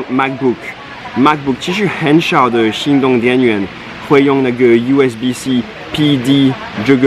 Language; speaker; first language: Chinese; non-native, fluent; French